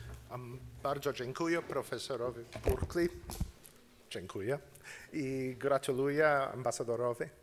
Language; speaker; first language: Polish; non-native, learner; English